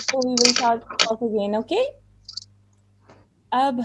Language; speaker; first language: English; non-native, local second language; Urdu